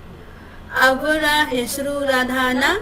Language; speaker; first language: Kannada; non-native, learner; Bhojpuri